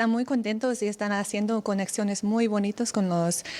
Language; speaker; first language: Spanish; non-native, fluent; English